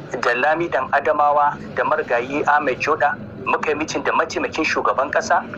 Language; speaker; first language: Hausa; non-native, local second language; Fula